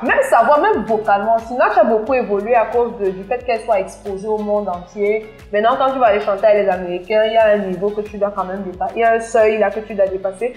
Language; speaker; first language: French; native; French